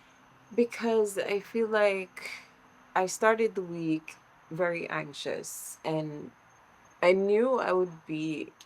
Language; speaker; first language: English; native; English